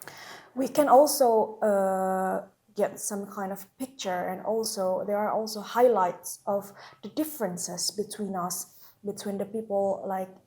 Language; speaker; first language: English; non-native, local second language; Indonesian